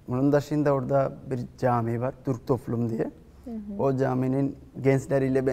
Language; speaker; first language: Turkish; non-native, fluent; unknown